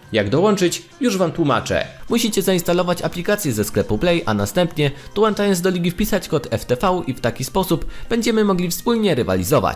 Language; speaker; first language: Polish; native; Polish